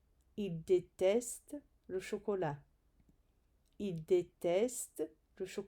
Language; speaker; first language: French; non-native, fluent; English